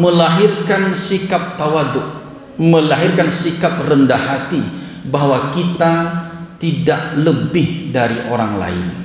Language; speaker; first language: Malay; non-native, local second language; Minangkabau